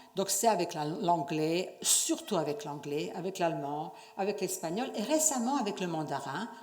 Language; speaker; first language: French; non-native, fluent; Serbian